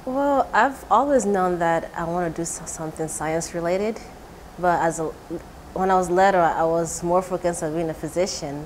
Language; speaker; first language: English; non-native, local second language; Igbo